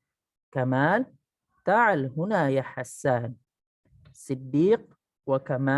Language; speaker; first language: Arabic; non-native, fluent; Indonesian